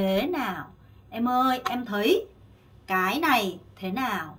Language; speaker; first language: Vietnamese; non-native, fluent; Korean